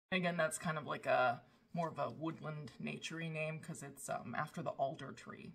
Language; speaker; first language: English; native; English